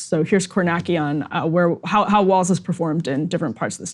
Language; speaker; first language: English; native; English